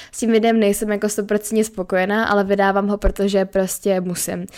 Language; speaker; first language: Czech; native; Czech